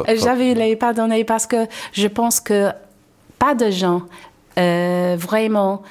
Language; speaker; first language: French; non-native, learner; English